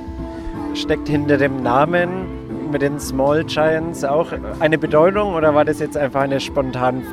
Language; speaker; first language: German; native; German